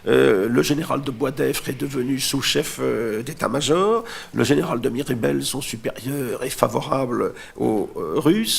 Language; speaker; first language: French; native; French